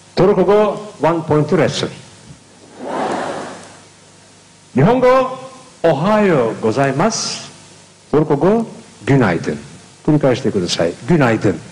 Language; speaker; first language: Japanese; non-native, learner; Turkish